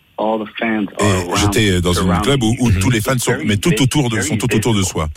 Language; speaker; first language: French; non-native, fluent; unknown